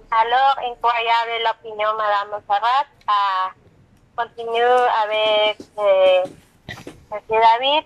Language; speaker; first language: French; non-native, learner; Spanish